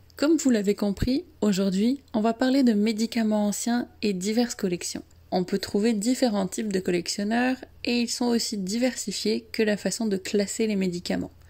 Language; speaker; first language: French; native; French